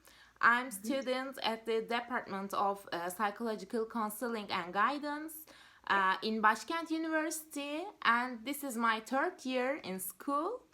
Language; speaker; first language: English; non-native, learner; Turkish